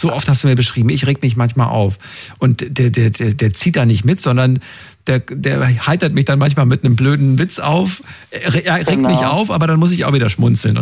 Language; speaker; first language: German; native; German